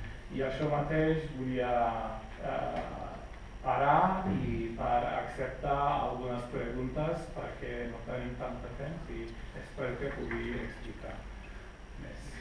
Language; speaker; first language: Catalan; non-native, fluent; Kurdish